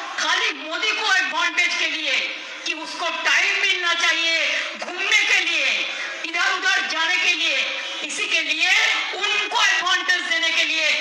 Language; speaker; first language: Hindi; non-native, local second language; Bangla